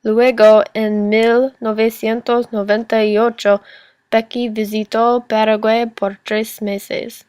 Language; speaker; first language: Spanish; non-native, learner; English